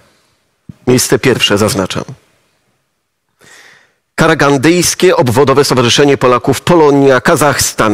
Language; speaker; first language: Polish; native; Polish